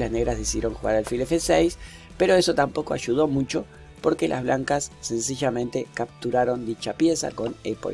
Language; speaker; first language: Spanish; native; Spanish